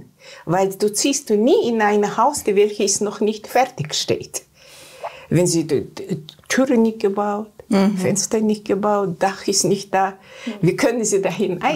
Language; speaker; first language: German; non-native, learner; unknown